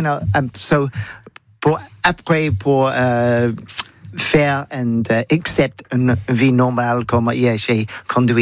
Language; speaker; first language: French; non-native, learner; English